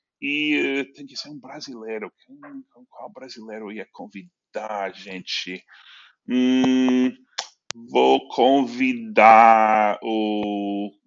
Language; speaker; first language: Portuguese; non-native, fluent; English